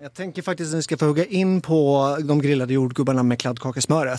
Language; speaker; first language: Swedish; native; Swedish